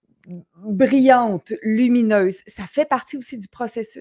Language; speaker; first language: French; native; French